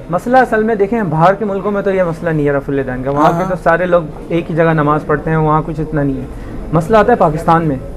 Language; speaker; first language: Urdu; native; Urdu